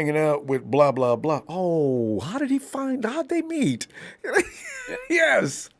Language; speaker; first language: English; native; English